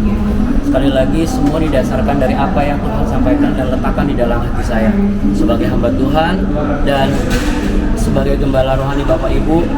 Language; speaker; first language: Indonesian; native; Indonesian